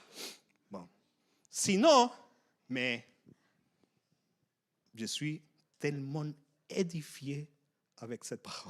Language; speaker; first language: French; non-native, fluent; Spanish